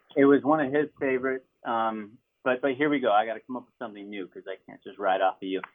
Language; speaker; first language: English; native; English